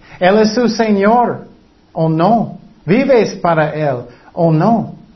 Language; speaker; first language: Spanish; non-native, fluent; English